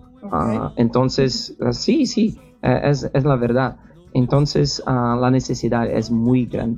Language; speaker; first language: Spanish; non-native, learner; Portuguese